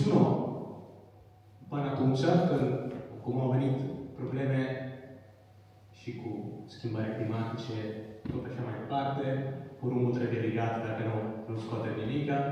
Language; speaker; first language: Romanian; non-native, learner; Italian